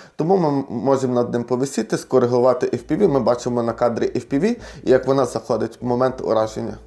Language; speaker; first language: Ukrainian; native; Ukrainian